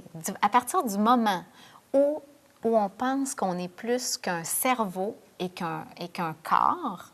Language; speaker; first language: French; native; French